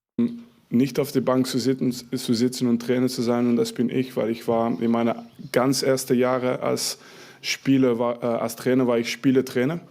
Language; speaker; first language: German; non-native, fluent; French